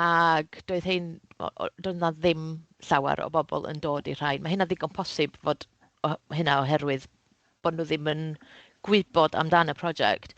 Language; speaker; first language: Welsh; native; Welsh